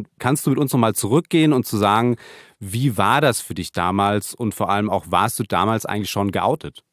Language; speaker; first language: German; native; German